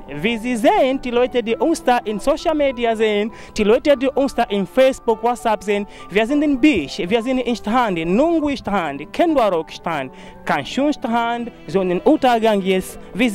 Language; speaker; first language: German; non-native, learner; Swahili